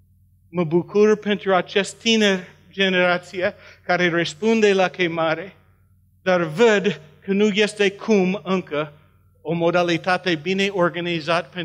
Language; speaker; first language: Romanian; non-native, learner; English